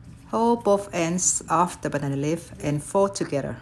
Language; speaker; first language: English; non-native, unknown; Vietnamese